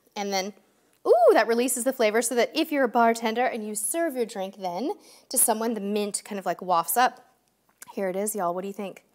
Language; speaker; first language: English; native; English